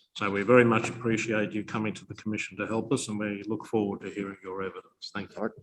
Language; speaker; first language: English; native; English